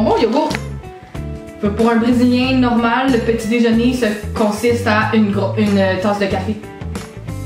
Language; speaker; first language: French; native; French